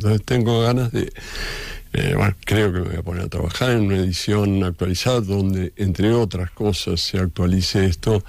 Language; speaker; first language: Spanish; native; Spanish